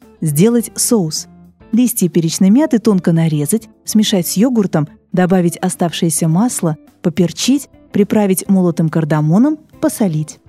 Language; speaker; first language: Russian; native; Russian